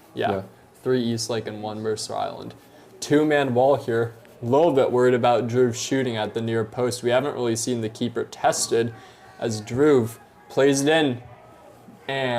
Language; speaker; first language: English; native; English